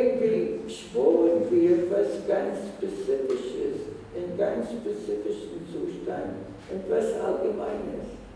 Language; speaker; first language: German; non-native, fluent; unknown